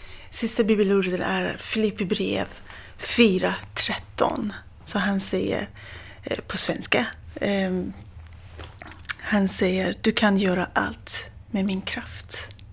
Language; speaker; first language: Swedish; non-native, fluent; Persian